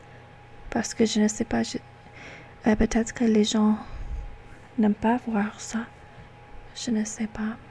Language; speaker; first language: French; non-native, learner; English